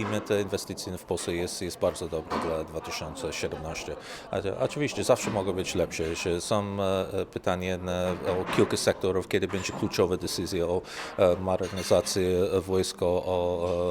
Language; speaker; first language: Polish; non-native, learner; English